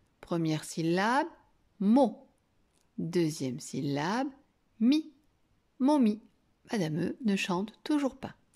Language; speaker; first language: French; native; French